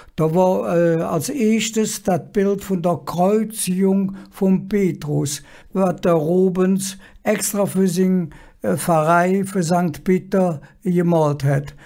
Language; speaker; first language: German; native; German